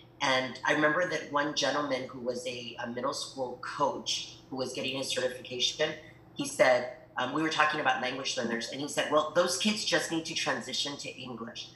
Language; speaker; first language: English; early bilingual, other home language; Spanish